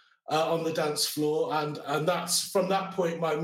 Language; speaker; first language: English; native; English